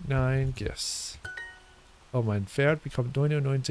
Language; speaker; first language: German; non-native, learner; English